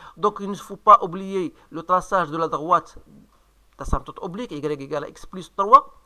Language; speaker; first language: French; non-native, local second language; Arabic